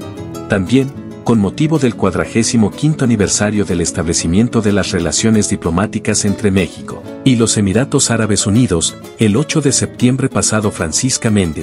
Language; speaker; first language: Spanish; native; Spanish